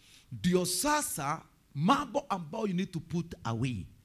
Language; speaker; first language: English; non-native, local second language; Kikuyu